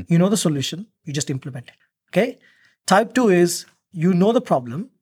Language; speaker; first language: English; non-native, local second language; Telugu